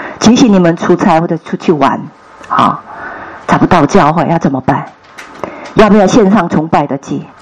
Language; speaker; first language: Chinese; non-native, fluent; Korean